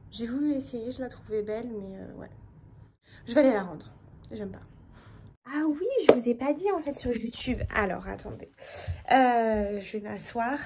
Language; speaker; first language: French; native; French